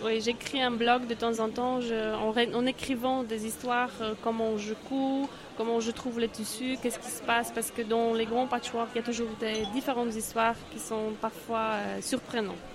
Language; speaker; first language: French; non-native, learner; Polish